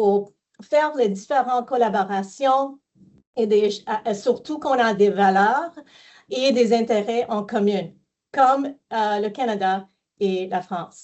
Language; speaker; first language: French; non-native, fluent; English